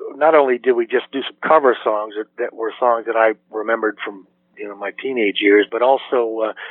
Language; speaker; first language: English; native; English